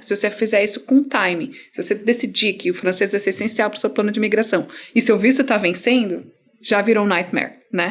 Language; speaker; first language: Portuguese; native; Portuguese